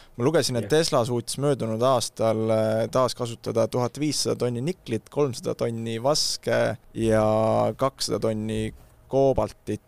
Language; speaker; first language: Estonian; native; Estonian